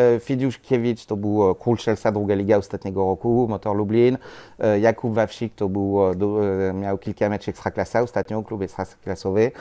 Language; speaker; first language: Polish; non-native, learner; French